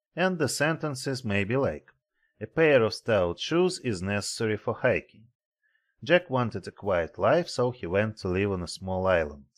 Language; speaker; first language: English; non-native, fluent; Russian